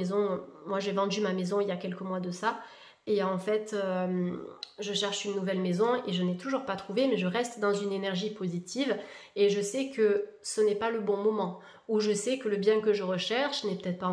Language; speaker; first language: French; native; French